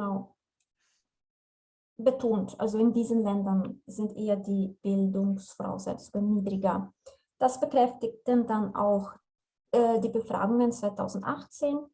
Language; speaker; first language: German; non-native, fluent; Slovenian